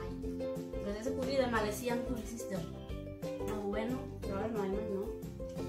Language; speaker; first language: Spanish; non-native, learner; Indonesian